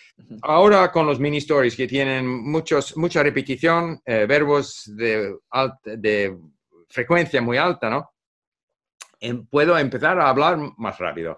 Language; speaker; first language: Spanish; non-native, fluent; English